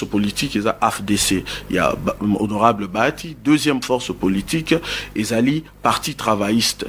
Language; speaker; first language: French; non-native, local second language; Lingala